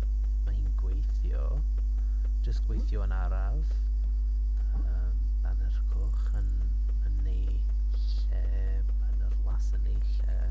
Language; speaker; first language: Welsh; non-native, learner; English